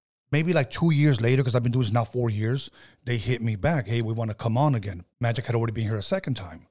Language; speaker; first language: English; native; English